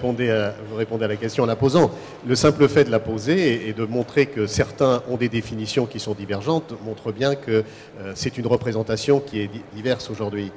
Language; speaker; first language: French; native; French